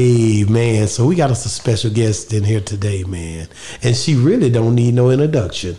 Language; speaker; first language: English; native; English